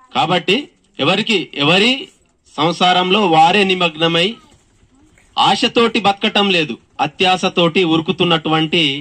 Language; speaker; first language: Telugu; non-native, local second language; Gondi